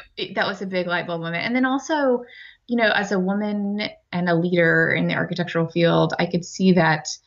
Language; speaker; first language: English; native; English